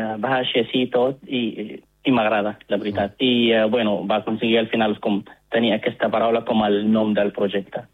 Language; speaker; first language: Catalan; non-native, learner; Arabic